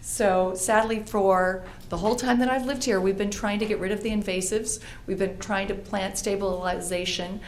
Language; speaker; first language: English; native; English